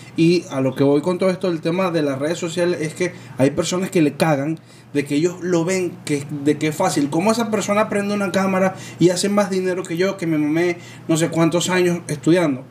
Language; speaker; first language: Spanish; native; Spanish